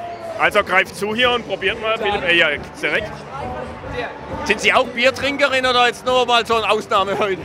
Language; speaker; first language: German; native; German